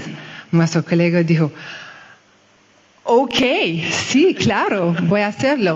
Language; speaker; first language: Spanish; non-native, fluent; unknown